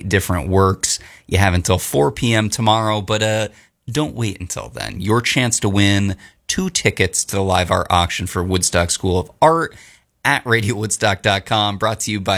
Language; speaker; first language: English; native; English